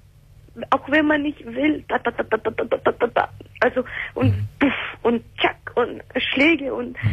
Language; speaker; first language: German; early bilingual, other home language; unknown